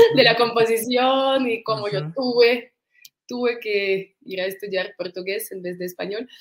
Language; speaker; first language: Spanish; non-native, fluent; Russian